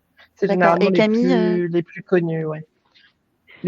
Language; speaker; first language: French; native; French